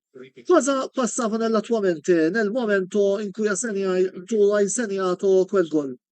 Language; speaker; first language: Italian; non-native, fluent; Maltese